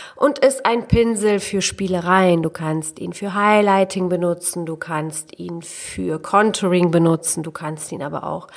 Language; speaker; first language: German; early bilingual, other home language; Polish